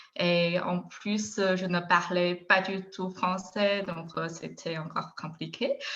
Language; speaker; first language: French; non-native, fluent; Chinese